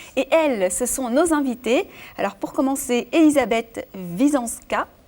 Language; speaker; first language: French; native; French